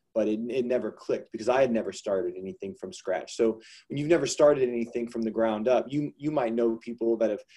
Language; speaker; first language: English; native; English